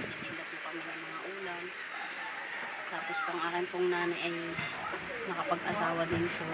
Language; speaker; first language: Filipino; native; Filipino